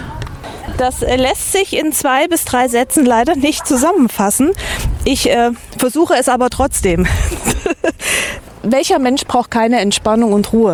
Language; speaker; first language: German; native; German